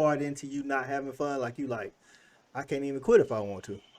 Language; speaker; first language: English; native; English